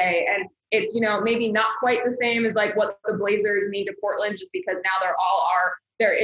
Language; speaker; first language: English; native; English